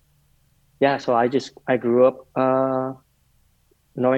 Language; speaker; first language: English; native; English